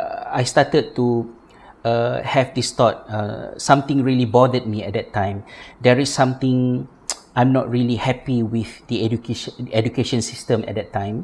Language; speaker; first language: English; non-native, local second language; Malay